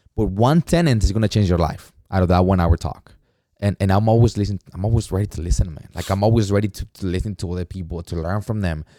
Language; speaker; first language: English; non-native, fluent; Spanish